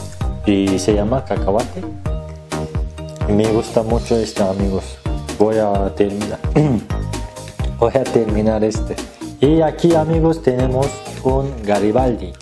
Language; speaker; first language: Spanish; non-native, learner; Turkish